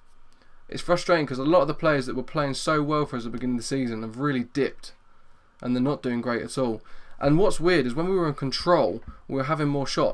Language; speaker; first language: English; native; English